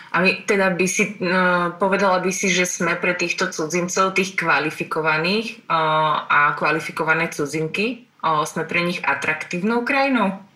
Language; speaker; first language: Slovak; native; Slovak